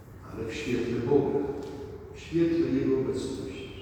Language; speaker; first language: Polish; native; Polish